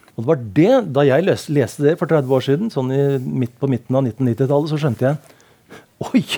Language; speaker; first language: Norwegian; native; Norwegian